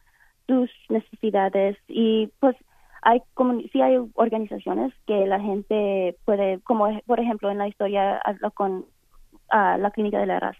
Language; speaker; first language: Spanish; early bilingual, heritage; Spanish